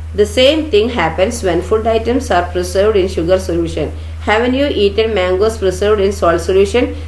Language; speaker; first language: English; non-native, local second language; Malayalam